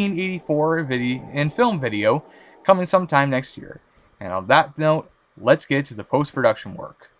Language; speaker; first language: English; native; English